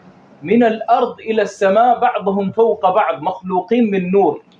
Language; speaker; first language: Arabic; native; Arabic